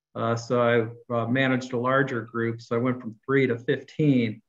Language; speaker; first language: English; native; English